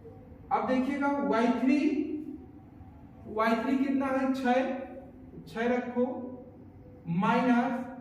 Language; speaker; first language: Hindi; native; Hindi